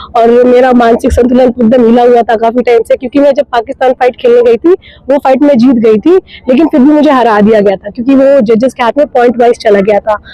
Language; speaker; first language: Hindi; native; Hindi